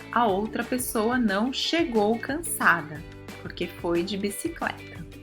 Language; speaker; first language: Portuguese; early bilingual, other home language; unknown